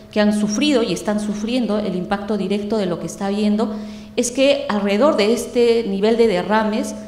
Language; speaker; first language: Spanish; native; Spanish